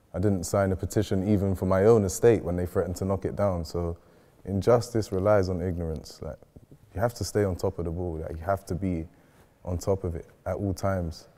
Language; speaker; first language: English; native; English